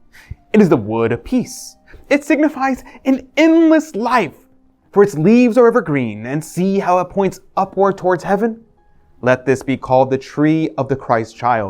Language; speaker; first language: English; native; English